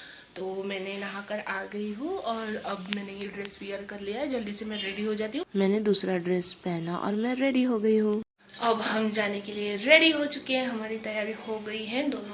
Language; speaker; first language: Hindi; native; Hindi